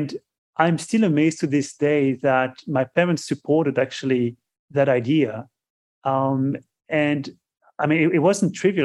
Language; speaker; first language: English; non-native, fluent; French